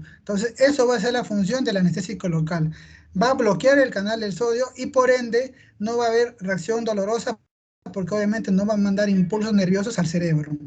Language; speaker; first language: Spanish; native; Spanish